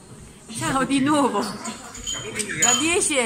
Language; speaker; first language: Italian; non-native, learner; Korean